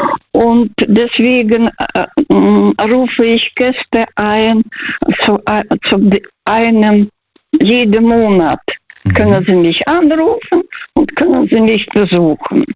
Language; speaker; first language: German; non-native, fluent; Russian